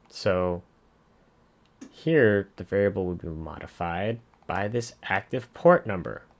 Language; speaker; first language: English; native; English